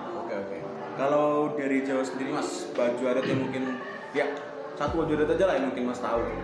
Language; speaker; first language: Indonesian; native; Indonesian